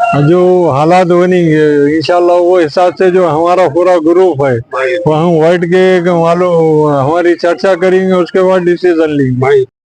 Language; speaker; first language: Hindi; non-native, local second language; Urdu